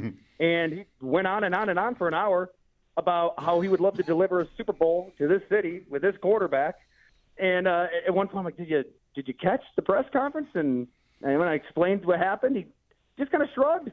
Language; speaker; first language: English; native; English